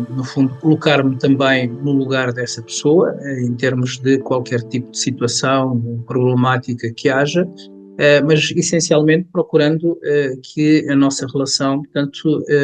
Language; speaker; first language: Portuguese; early bilingual, other home language; Kabuverdianu